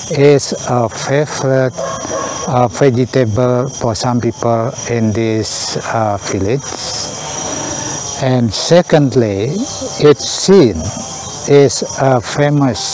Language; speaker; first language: English; non-native, learner; Indonesian